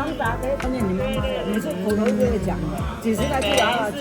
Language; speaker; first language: Chinese; native; Chinese